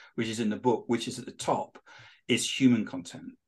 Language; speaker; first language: English; native; English